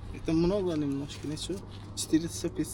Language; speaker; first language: Russian; non-native, local second language; Uzbek